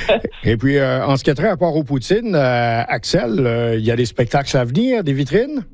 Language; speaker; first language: French; native; French